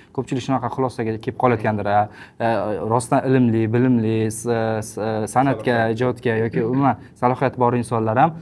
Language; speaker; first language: Uzbek; native; Uzbek